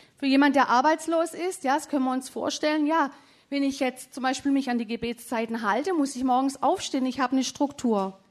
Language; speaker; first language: German; native; German